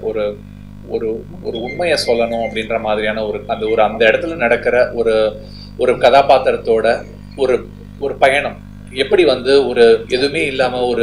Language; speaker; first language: Tamil; native; Tamil